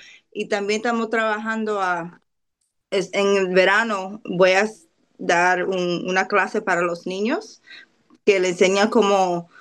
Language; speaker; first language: Spanish; early bilingual, other home language; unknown